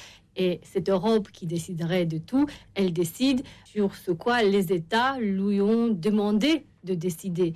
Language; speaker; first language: French; non-native, fluent; Romanian